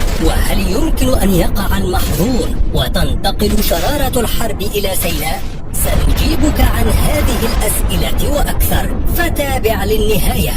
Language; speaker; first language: Arabic; native; Arabic